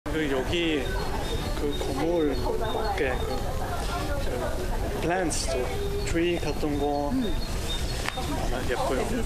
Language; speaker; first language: Korean; non-native, fluent; German